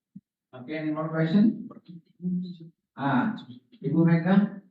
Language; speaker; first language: English; non-native, learner; Indonesian